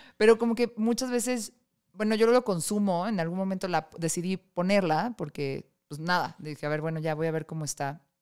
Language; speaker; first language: Spanish; native; Spanish